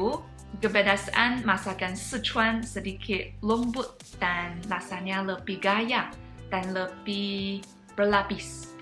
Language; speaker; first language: Indonesian; non-native, fluent; Chinese